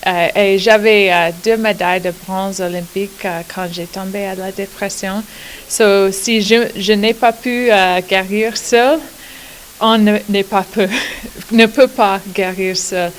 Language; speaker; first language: French; non-native, learner; English